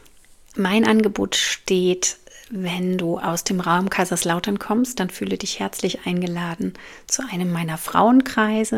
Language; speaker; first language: German; native; German